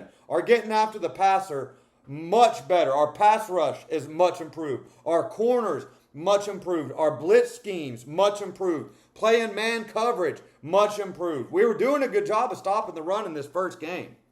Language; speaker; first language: English; native; English